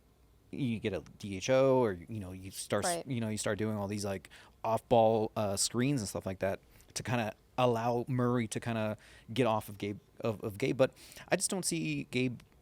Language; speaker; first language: English; native; English